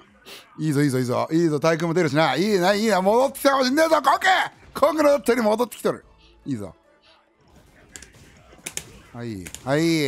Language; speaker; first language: Japanese; native; Japanese